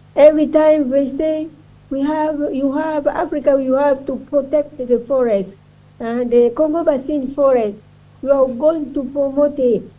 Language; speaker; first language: English; non-native, learner; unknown